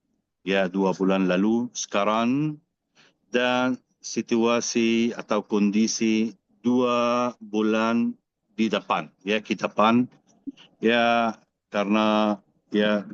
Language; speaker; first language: Indonesian; non-native, fluent; Arabic